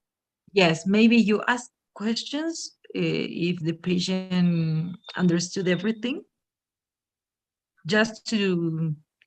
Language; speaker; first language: English; non-native, fluent; Spanish